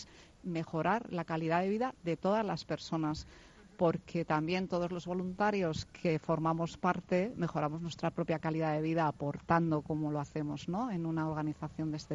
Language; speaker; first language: Spanish; native; Spanish